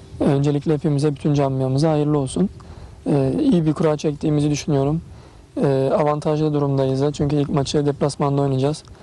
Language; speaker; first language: Turkish; native; Turkish